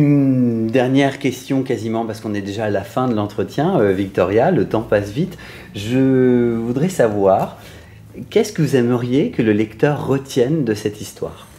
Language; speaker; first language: French; native; French